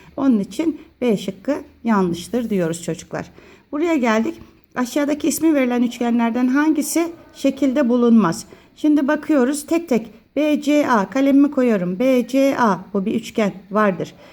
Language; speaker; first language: Turkish; native; Turkish